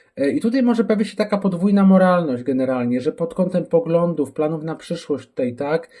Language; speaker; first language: Polish; native; Polish